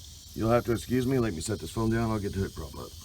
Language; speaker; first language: English; native; English